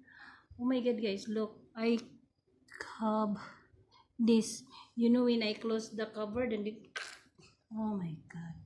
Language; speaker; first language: English; non-native, learner; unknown